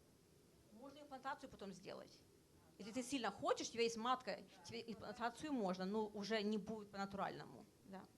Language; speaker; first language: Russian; early bilingual, heritage; Russian